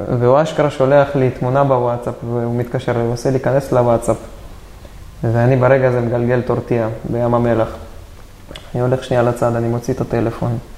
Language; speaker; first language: Hebrew; native; Hebrew